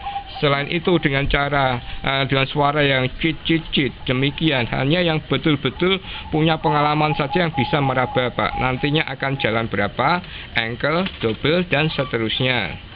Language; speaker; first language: Indonesian; non-native, local second language; Javanese